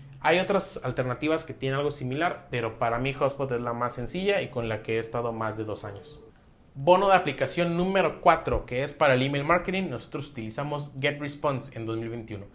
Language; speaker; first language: Spanish; native; Spanish